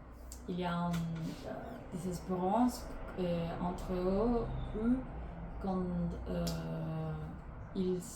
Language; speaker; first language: French; non-native, learner; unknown